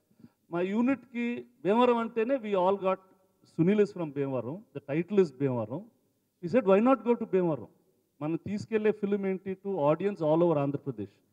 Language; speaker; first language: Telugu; native; Telugu